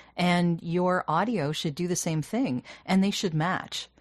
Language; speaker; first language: English; native; English